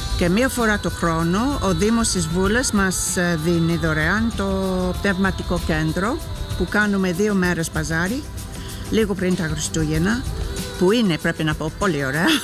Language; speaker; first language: Greek; non-native, fluent; English